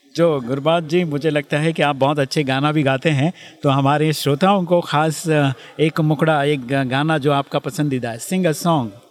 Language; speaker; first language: Hindi; native; Hindi